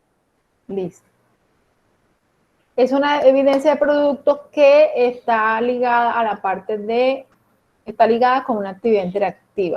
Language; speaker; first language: Spanish; native; Spanish